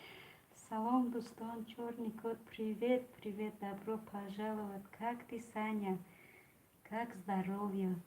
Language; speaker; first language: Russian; non-native, learner; Tajik